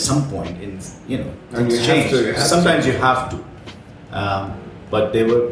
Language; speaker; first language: English; non-native, local second language; Urdu